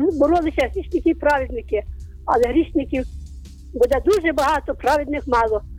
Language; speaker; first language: Ukrainian; native; Ukrainian